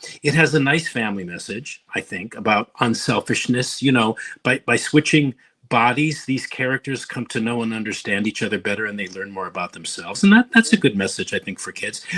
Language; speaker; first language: English; native; English